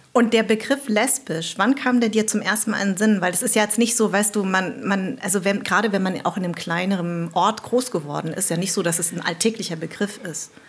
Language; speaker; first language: German; native; German